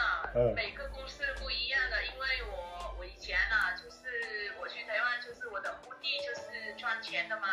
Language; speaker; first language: Chinese; non-native, learner; Vietnamese